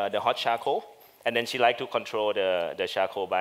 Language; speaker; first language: English; non-native, fluent; Thai